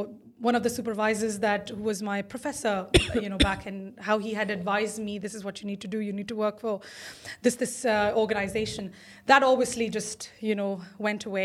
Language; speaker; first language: English; non-native, local second language; Urdu